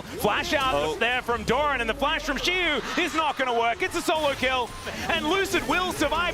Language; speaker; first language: English; native; English